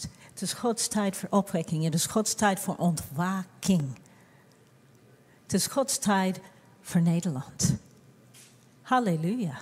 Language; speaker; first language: Dutch; non-native, fluent; English